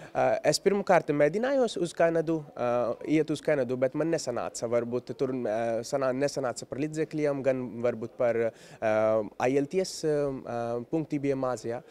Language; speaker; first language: Latvian; non-native, fluent; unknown